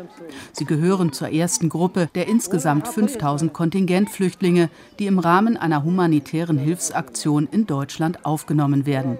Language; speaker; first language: German; native; German